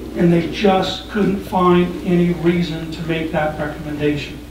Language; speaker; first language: English; native; English